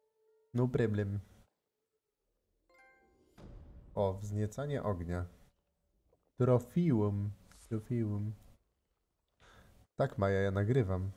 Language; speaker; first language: Polish; native; Polish